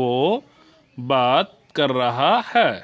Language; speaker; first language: Hindi; non-native, learner; Bangla